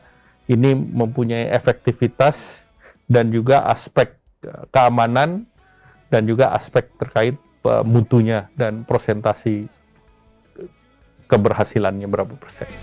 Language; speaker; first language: Indonesian; native; Indonesian